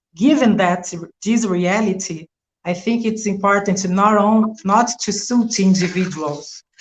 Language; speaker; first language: English; non-native, fluent; Portuguese